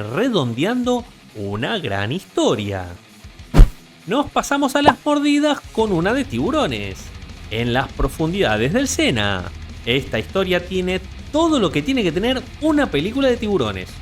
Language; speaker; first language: Spanish; native; Spanish